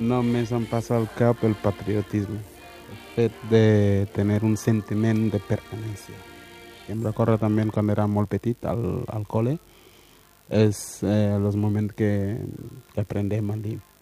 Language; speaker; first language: Catalan; early bilingual, other home language; Wolof